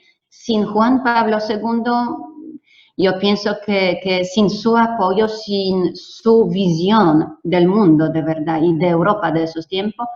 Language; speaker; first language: Spanish; non-native, fluent; Polish